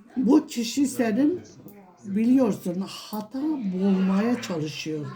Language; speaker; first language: Turkish; non-native, local second language; Kurdish